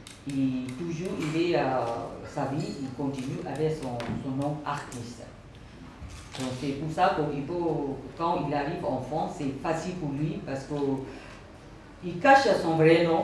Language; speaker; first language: French; non-native, learner; Burmese